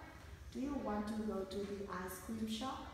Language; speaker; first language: English; non-native, fluent; Vietnamese